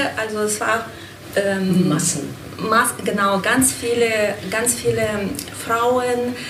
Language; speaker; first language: German; non-native, fluent; Ukrainian